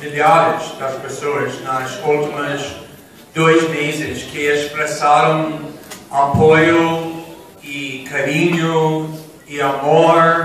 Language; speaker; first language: Portuguese; non-native, fluent; English